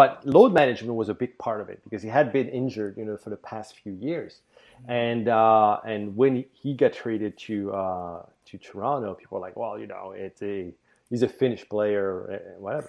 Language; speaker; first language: English; non-native, fluent; French